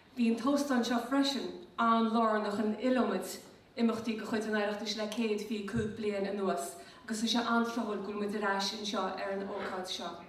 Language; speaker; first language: Irish; native; Irish